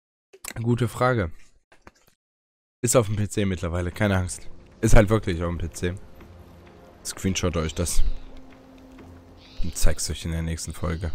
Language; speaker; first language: German; native; German